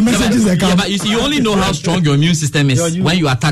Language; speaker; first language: English; non-native, local second language; Akan